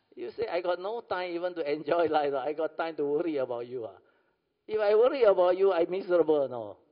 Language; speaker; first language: English; non-native, local second language; Min Nan Chinese